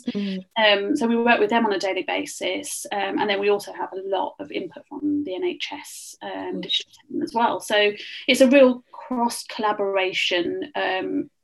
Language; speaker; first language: English; native; English